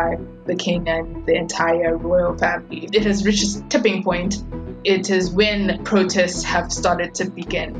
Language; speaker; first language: English; non-native, local second language; Swati